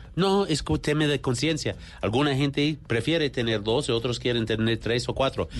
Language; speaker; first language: Spanish; non-native, fluent; English